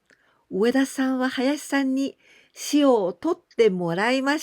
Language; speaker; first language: Japanese; non-native, fluent; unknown